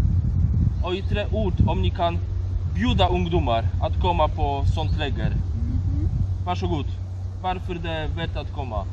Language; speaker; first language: Swedish; non-native, fluent; Polish